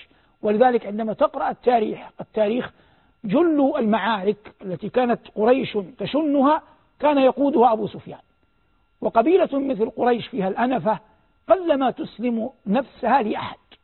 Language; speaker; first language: Arabic; native; Arabic